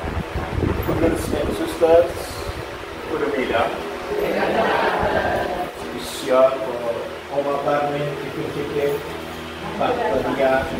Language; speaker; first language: Dutch; non-native, learner; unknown